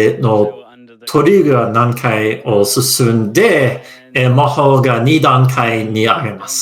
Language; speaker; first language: Japanese; non-native, fluent; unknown